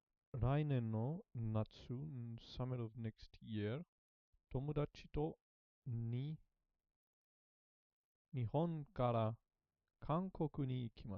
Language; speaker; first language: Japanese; non-native, learner; English